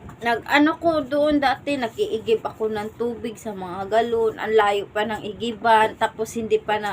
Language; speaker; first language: Filipino; non-native, local second language; Cebuano